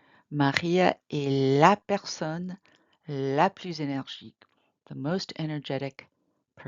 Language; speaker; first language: French; non-native, fluent; English